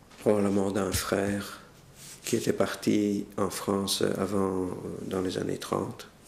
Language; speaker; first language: French; early bilingual, other home language; Russian